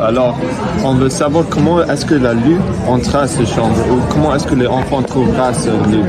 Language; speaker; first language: French; non-native, learner; English